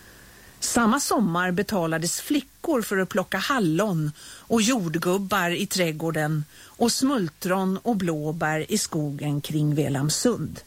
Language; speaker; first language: Swedish; native; Swedish